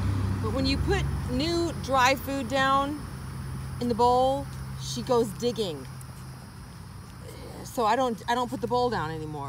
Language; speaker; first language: English; native; English